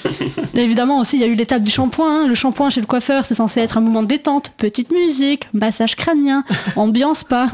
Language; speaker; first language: French; native; French